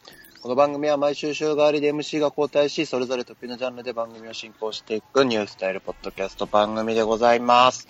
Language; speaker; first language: Japanese; native; Japanese